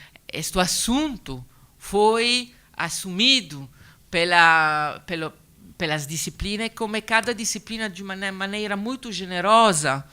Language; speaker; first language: Portuguese; non-native, learner; Italian